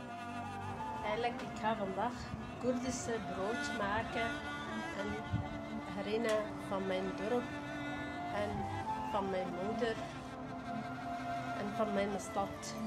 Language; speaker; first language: Dutch; non-native, learner; Kurdish